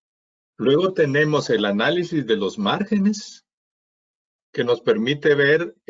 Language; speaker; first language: Spanish; native; Spanish